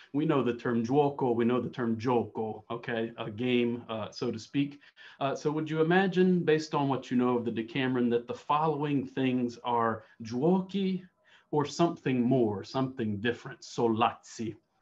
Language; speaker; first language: English; native; English